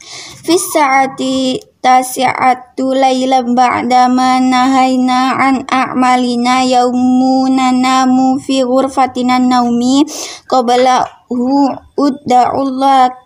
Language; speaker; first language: Arabic; non-native, learner; Indonesian